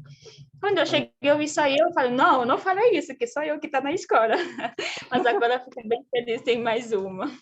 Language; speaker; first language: Portuguese; non-native, fluent; Haitian Creole